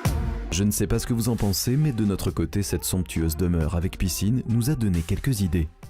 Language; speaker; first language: French; native; French